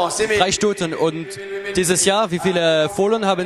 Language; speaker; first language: German; non-native, learner; French